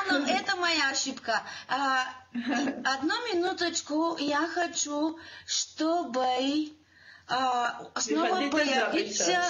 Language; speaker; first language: Russian; non-native, learner; Bulgarian